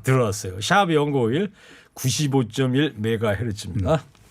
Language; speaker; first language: Korean; native; Korean